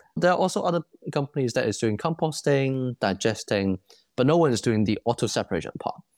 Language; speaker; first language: English; non-native, local second language; Cantonese